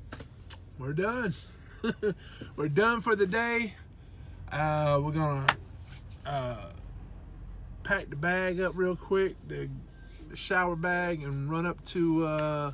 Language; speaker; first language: English; native; English